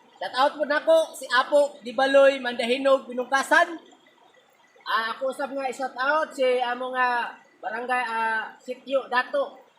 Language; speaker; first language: Cebuano; non-native, local second language; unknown